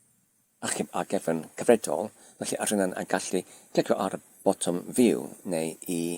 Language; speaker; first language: Welsh; non-native, learner; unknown